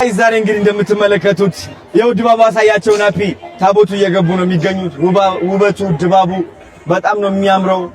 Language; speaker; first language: Amharic; non-native, local second language; Tigrinya